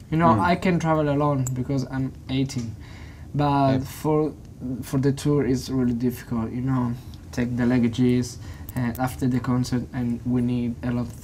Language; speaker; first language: English; non-native, learner; Italian